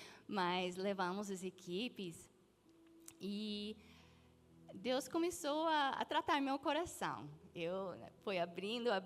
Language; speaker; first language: Portuguese; non-native, fluent; English